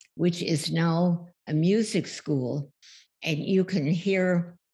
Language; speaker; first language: English; early bilingual, other home language; German